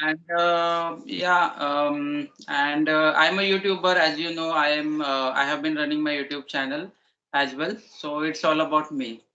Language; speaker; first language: English; non-native, learner; Marathi